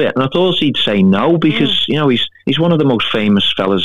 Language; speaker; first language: English; native; English